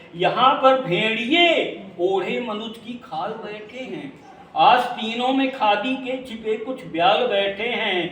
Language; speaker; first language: Hindi; native; Hindi